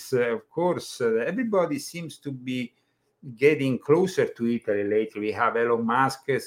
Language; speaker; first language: English; non-native, fluent; Italian